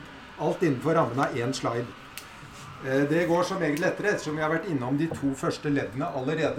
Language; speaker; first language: Norwegian; native; Norwegian